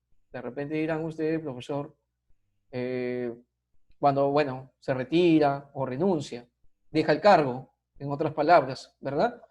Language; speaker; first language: Spanish; native; Spanish